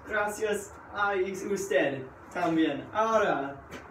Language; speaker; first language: Spanish; non-native, learner; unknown